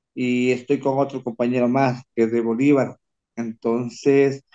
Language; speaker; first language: Spanish; native; Spanish